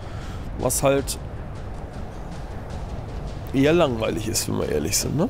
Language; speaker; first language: German; native; German